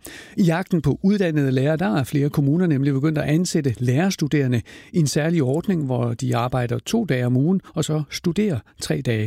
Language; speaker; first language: Danish; native; Danish